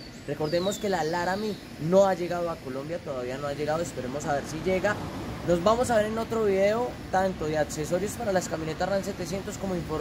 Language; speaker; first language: Spanish; native; Spanish